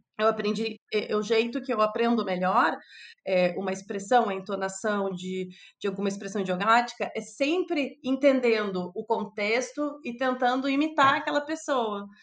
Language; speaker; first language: Portuguese; native; Portuguese